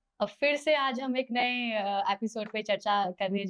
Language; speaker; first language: Hindi; native; Hindi